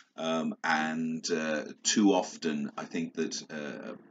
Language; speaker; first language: English; native; English